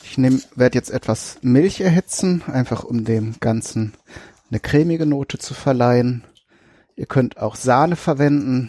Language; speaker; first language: German; native; German